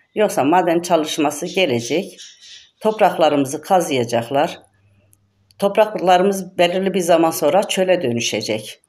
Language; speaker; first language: Turkish; native; Turkish